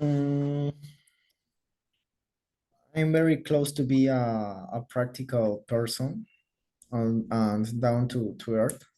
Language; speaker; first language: English; non-native, learner; Spanish